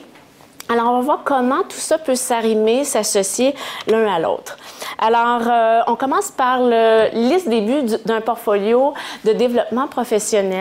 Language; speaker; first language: French; native; French